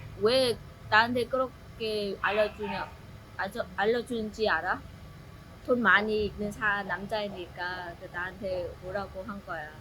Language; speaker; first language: Korean; non-native, learner; Vietnamese